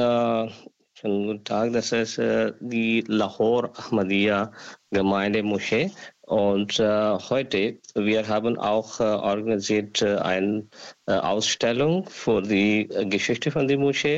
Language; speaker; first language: German; non-native, learner; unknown